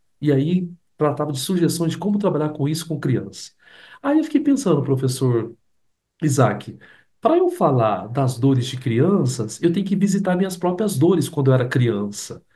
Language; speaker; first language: Portuguese; native; Portuguese